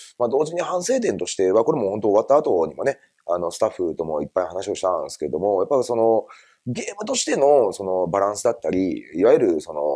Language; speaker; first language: Japanese; native; Japanese